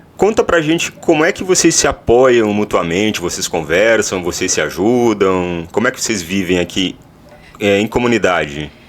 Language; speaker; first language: Portuguese; native; Portuguese